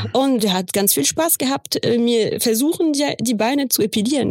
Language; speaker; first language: German; non-native, fluent; French